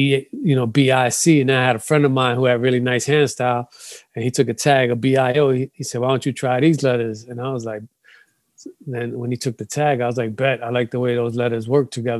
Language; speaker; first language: English; native; English